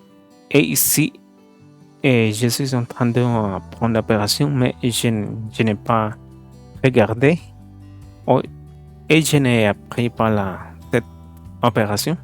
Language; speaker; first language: French; non-native, learner; Spanish